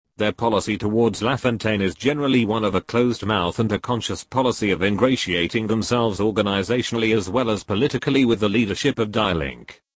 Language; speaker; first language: English; native; English